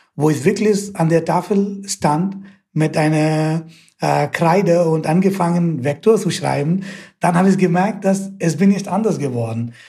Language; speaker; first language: German; non-native, fluent; Hindi